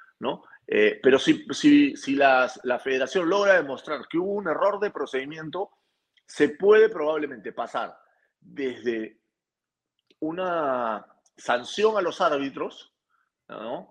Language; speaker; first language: Spanish; native; Spanish